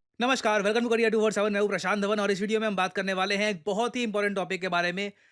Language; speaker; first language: Hindi; native; Hindi